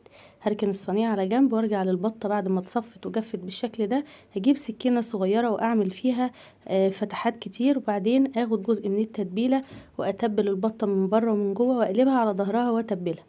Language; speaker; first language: Arabic; native; Arabic